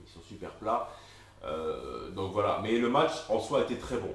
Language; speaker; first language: French; native; French